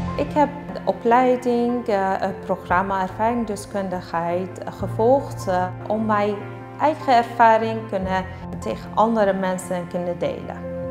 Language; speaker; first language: Dutch; non-native, learner; Persian